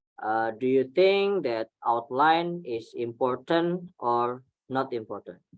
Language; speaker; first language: English; non-native, fluent; Indonesian